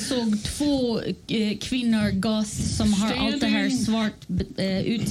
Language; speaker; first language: Swedish; non-native, fluent; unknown